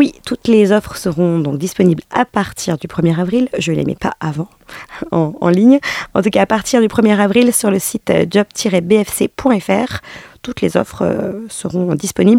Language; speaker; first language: French; native; French